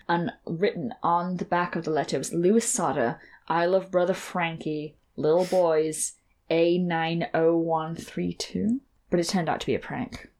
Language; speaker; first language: English; native; English